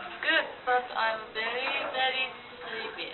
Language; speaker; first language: English; non-native, learner; Japanese